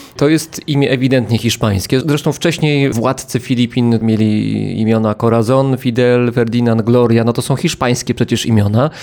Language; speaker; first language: Polish; native; Polish